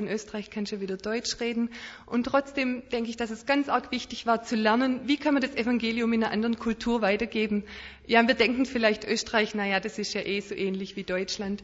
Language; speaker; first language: German; native; German